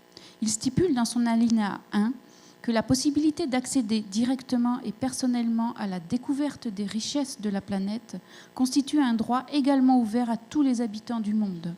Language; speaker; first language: French; native; French